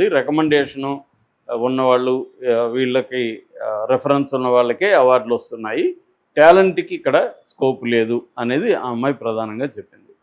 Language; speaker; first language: Telugu; native; Telugu